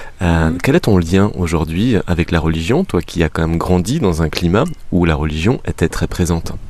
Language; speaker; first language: French; native; French